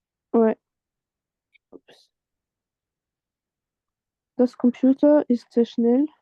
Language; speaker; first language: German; non-native, fluent; French